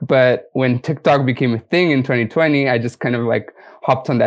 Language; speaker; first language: English; non-native, fluent; Romanian